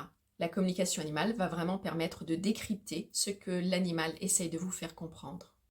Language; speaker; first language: French; native; French